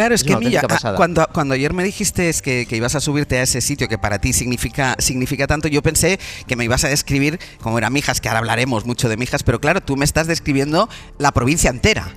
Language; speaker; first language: Spanish; native; Spanish